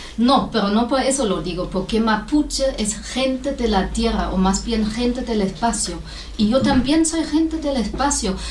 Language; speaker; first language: Spanish; non-native, fluent; German